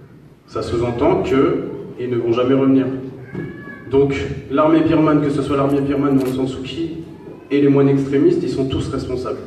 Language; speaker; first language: French; native; French